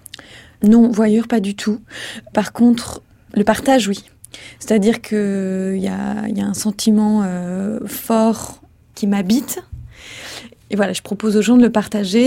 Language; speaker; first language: French; native; French